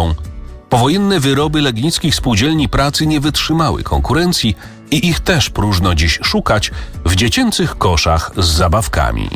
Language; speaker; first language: Polish; native; Polish